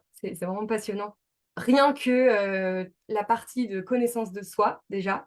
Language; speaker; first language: French; native; French